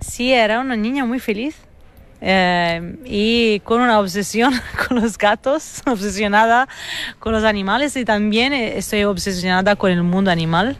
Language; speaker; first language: Spanish; non-native, fluent; Italian